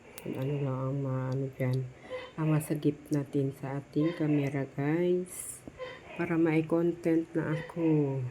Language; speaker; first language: Filipino; non-native, local second language; Hiligaynon